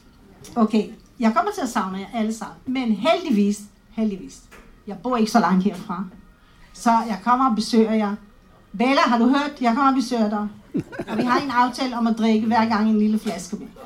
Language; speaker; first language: Danish; non-native, fluent; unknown